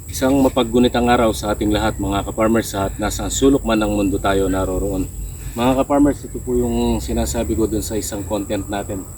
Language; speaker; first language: Filipino; non-native, local second language; Pampanga